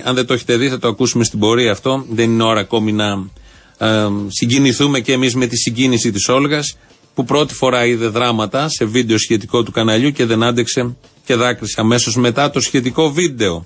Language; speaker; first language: Greek; native; Greek